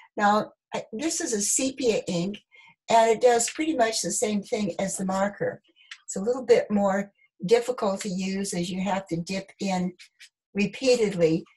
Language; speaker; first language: English; native; English